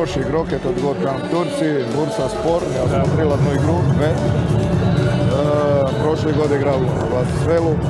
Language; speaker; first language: Russian; non-native, learner; Serbian